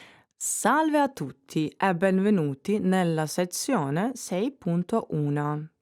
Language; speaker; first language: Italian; non-native, fluent; English